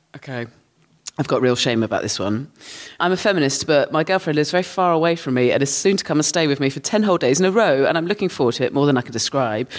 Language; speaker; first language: English; native; English